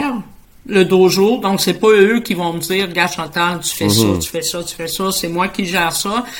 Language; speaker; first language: French; native; French